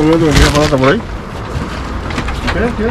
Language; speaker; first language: Spanish; non-native, fluent; Filipino